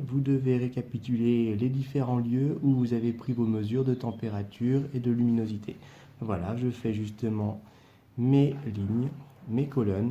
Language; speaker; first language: French; native; French